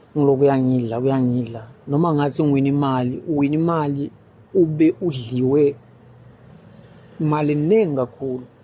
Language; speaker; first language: Zulu; non-native, local second language; Swati